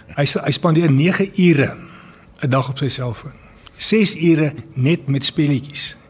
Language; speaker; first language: Afrikaans; early bilingual, other home language; English